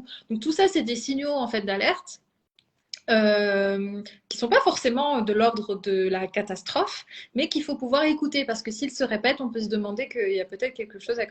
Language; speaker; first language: French; native; French